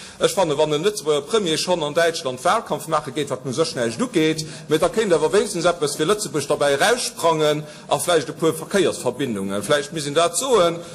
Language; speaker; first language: Luxembourgish; native; Luxembourgish